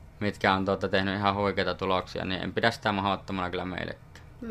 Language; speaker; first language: Finnish; native; Finnish